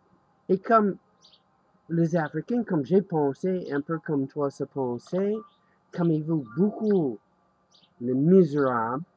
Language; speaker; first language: French; non-native, learner; English